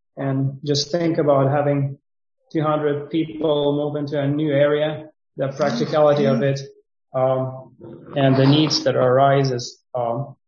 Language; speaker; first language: English; non-native, fluent; Ukrainian